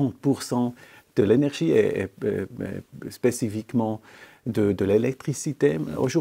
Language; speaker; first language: French; non-native, local second language; German